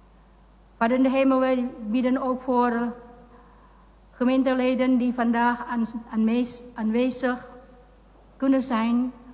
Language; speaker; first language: Dutch; non-native, fluent; Indonesian